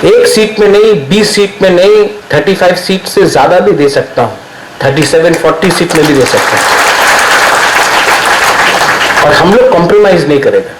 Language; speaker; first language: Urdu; non-native, local second language; Kok Borok